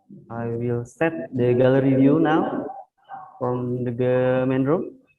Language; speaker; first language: English; non-native, fluent; Indonesian